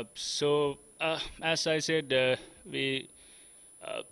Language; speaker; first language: English; non-native, local second language; Sinhala